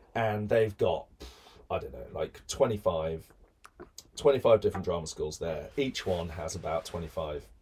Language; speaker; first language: English; native; English